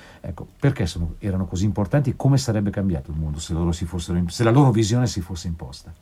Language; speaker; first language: Italian; native; Italian